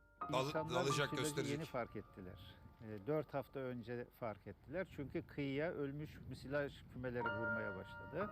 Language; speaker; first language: Turkish; native; Turkish